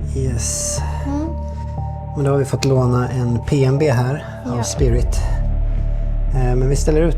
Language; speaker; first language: Swedish; native; Swedish